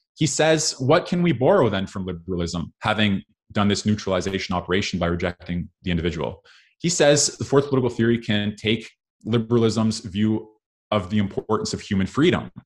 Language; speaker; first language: English; native; English